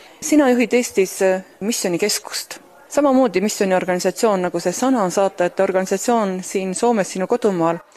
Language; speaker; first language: Estonian; native; Estonian